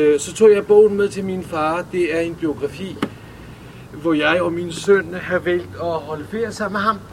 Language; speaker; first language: Danish; early bilingual, other home language; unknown